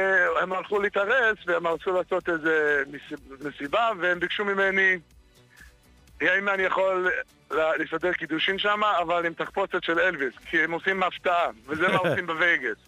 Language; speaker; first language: Hebrew; non-native, fluent; English